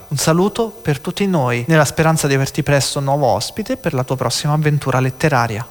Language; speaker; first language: Italian; native; Italian